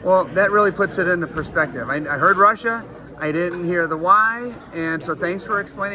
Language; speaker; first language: English; native; English